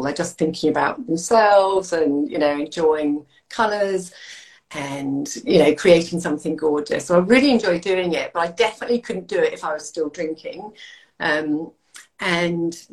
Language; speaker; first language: English; native; English